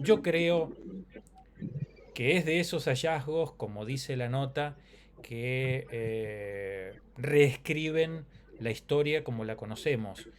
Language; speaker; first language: Spanish; native; Spanish